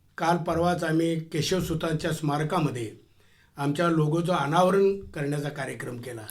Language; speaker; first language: Marathi; native; Marathi